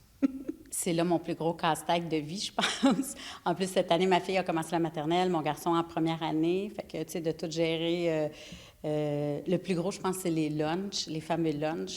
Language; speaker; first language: French; native; French